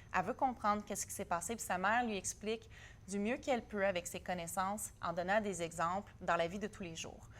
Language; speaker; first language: French; native; French